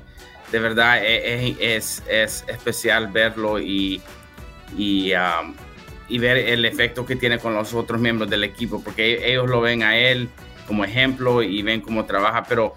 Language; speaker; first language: Spanish; early bilingual, heritage; English